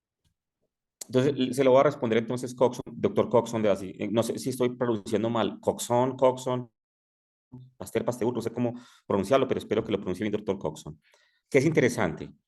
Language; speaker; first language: Spanish; native; Spanish